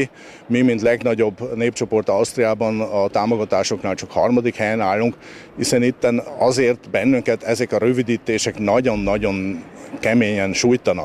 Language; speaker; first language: Hungarian; native; Hungarian